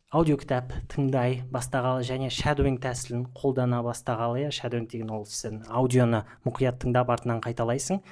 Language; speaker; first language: Kazakh; non-native, local second language; Russian